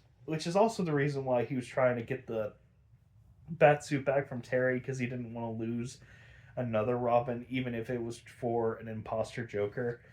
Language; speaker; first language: English; native; English